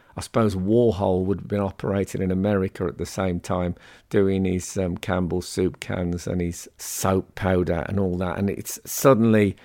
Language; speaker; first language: English; native; English